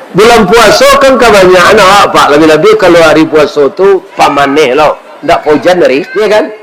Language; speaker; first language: Malay; non-native, local second language; Minangkabau